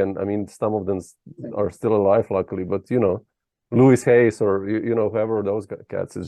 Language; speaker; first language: English; non-native, fluent; Slovenian